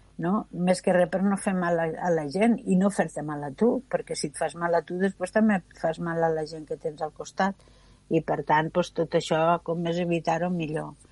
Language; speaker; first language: Catalan; native; Catalan